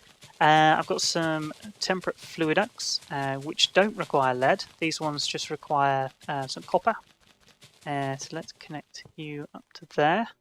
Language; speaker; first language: English; native; English